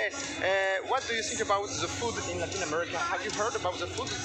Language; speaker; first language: English; non-native, learner; French